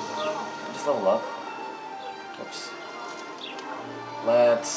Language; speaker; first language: English; native; English